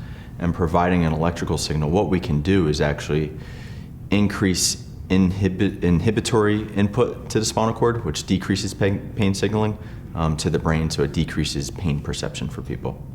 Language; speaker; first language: English; native; English